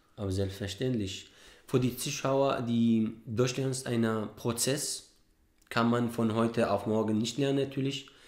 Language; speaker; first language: German; non-native, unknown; Arabic